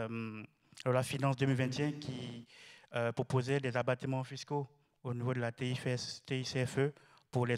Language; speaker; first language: French; native; French